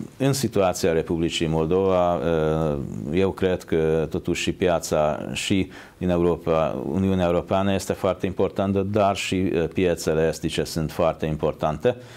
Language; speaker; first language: Romanian; non-native, fluent; Hungarian